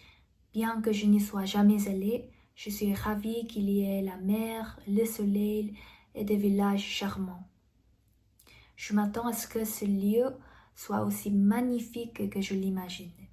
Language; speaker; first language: French; non-native, fluent; Korean